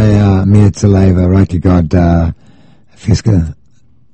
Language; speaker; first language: Danish; non-native, fluent; English